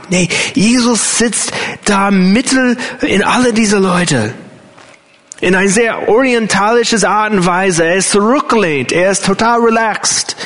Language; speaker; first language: German; non-native, fluent; English